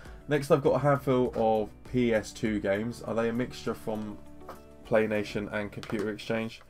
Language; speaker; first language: English; native; English